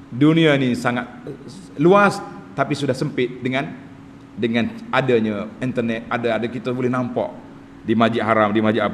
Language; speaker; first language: Malay; native; Malay